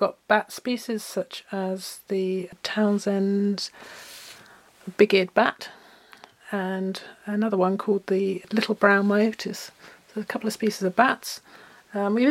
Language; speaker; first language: English; native; English